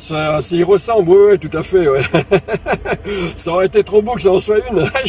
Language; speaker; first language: French; native; French